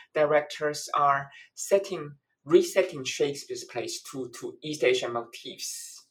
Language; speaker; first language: English; non-native, fluent; Chinese